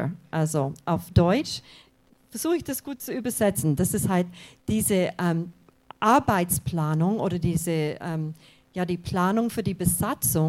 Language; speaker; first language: German; non-native, fluent; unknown